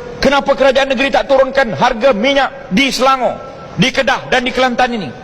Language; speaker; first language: Malay; native; Malay